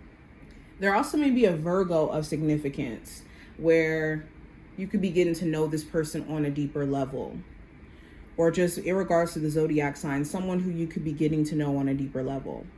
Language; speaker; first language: English; native; English